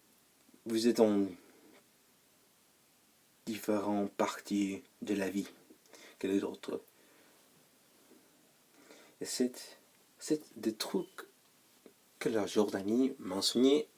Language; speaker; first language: French; non-native, learner; English